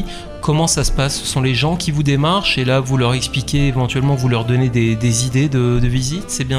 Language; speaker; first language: French; native; French